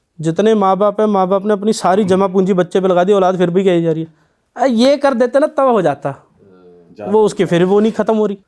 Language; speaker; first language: Hindi; non-native, local second language; Punjabi